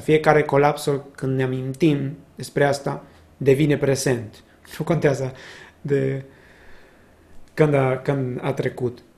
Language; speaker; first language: Romanian; non-native, fluent; Spanish